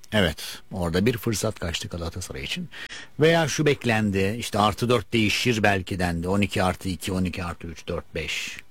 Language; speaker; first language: Turkish; native; Turkish